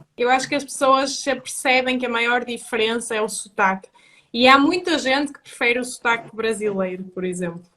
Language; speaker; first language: Portuguese; native; Portuguese